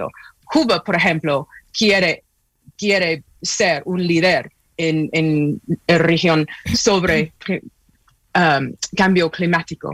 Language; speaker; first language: Spanish; non-native, fluent; English